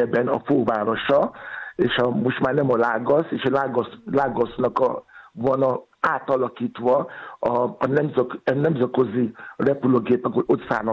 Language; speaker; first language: Hungarian; non-native, learner; Yoruba